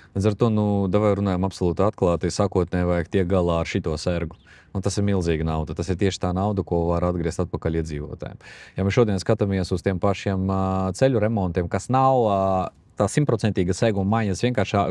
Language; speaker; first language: Latvian; non-native, local second language; Russian